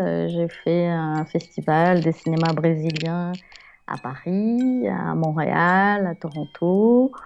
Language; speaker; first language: French; non-native, fluent; Portuguese